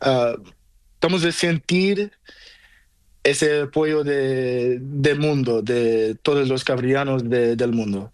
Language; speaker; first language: Spanish; non-native, learner; Portuguese